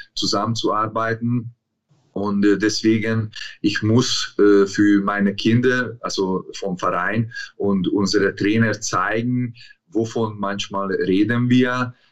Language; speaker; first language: German; non-native, learner; Hungarian